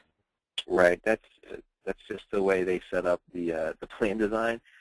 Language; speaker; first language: English; native; English